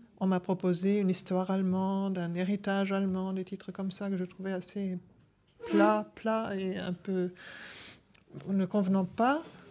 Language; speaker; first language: French; non-native, fluent; German